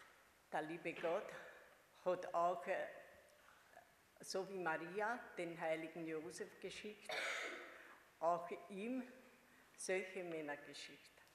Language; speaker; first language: German; non-native, fluent; Hungarian